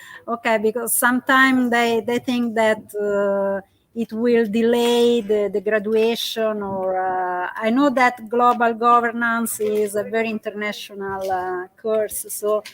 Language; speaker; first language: English; non-native, fluent; Italian